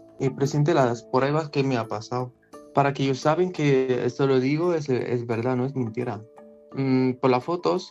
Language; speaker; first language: Spanish; non-native, learner; Arabic